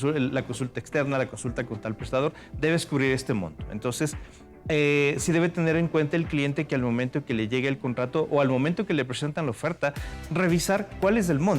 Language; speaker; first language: Spanish; native; Spanish